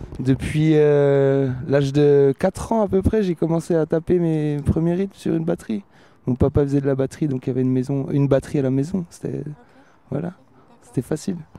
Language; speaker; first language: French; native; French